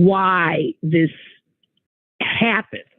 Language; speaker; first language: English; native; English